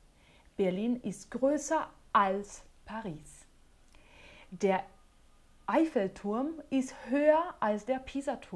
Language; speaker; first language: German; non-native, fluent; Portuguese